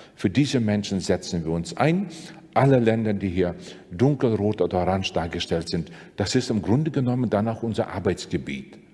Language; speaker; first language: German; non-native, fluent; Latvian